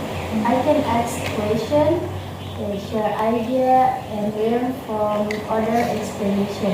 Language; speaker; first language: English; non-native, fluent; Indonesian